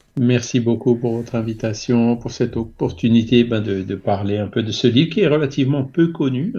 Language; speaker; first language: French; native; French